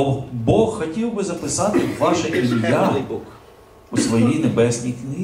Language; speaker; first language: Ukrainian; native; Ukrainian